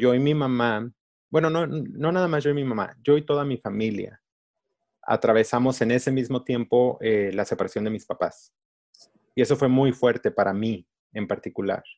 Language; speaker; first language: Spanish; early bilingual, other home language; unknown